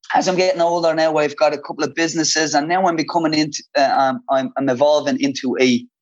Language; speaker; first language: English; native; English